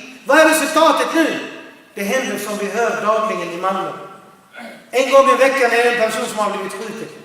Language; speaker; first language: Swedish; non-native, fluent; Arabic